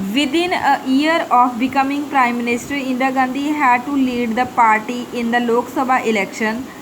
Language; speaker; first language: English; non-native, local second language; Punjabi